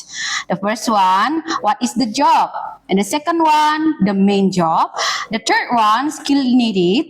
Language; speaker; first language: English; non-native, learner; Indonesian